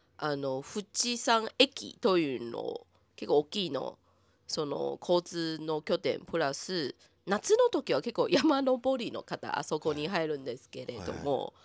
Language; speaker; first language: Japanese; non-native, fluent; Chinese